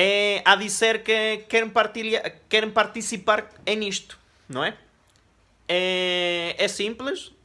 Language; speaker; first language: Portuguese; non-native, fluent; Spanish